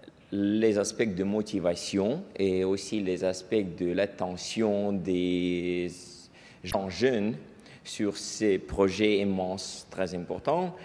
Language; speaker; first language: French; non-native, fluent; Russian